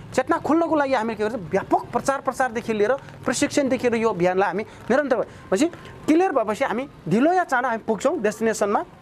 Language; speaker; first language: Nepali; non-native, local second language; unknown